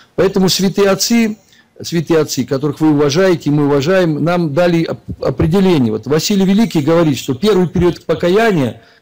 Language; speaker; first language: Russian; native; Russian